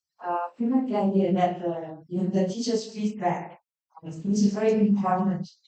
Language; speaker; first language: English; non-native, learner; Thai